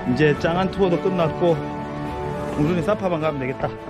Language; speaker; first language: Korean; native; Korean